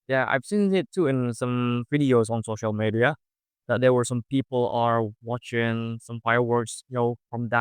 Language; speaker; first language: English; non-native, fluent; Indonesian